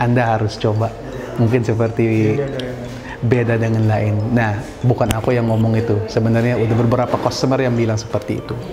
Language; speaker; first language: Indonesian; non-native, fluent; Filipino